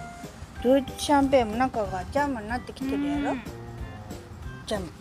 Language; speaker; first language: Japanese; native; Japanese